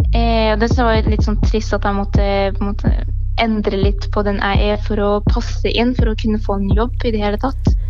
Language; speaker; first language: Norwegian; early bilingual, other home language; Arabic